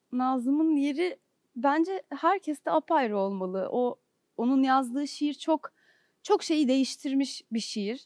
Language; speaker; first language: Turkish; native; Turkish